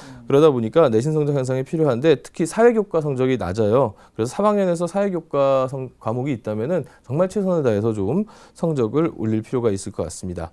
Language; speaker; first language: Korean; native; Korean